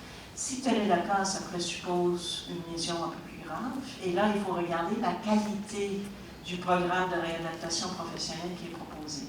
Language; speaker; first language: French; native; French